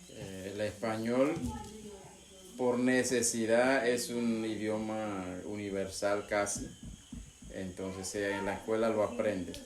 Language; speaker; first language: Spanish; non-native, local second language; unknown